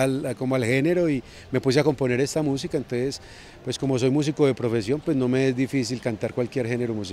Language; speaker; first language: Spanish; native; Spanish